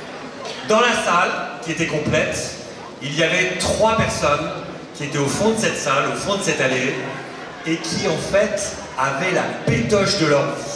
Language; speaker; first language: French; native; French